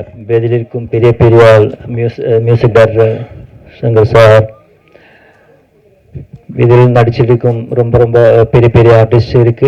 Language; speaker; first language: Tamil; non-native, learner; Malayalam